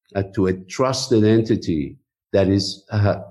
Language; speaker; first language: English; non-native, fluent; Persian